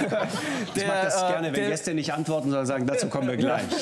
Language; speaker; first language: German; native; German